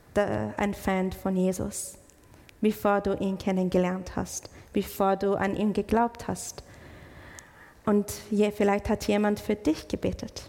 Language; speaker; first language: German; non-native, fluent; English